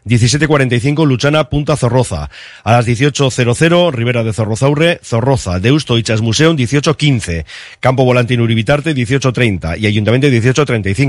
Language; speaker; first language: Spanish; native; Spanish